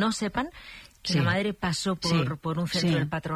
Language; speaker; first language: Spanish; native; Spanish